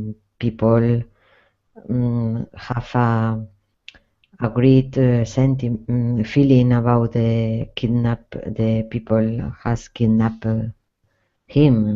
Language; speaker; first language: English; non-native, learner; Spanish